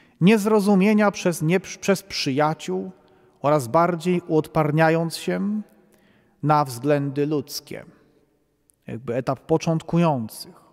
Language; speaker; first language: Polish; native; Polish